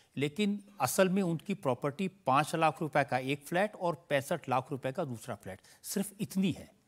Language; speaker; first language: Hindi; native; Hindi